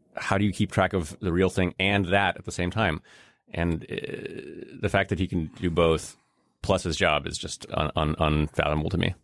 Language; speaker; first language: English; native; English